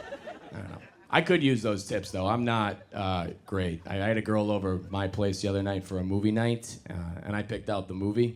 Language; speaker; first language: English; native; English